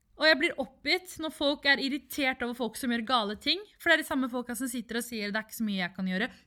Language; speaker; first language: Norwegian; early bilingual, other home language; Tamil